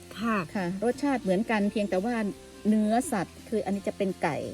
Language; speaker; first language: Thai; native; Thai